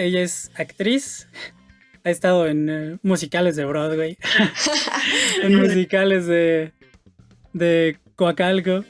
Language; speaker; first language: Spanish; native; Spanish